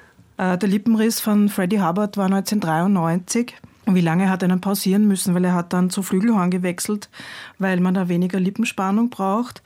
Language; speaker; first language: German; native; German